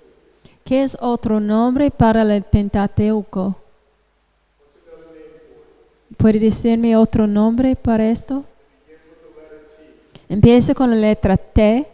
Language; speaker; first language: Spanish; non-native, fluent; English